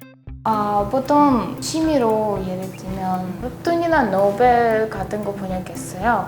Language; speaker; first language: Korean; non-native, learner; Russian